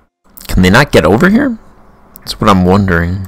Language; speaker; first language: English; native; English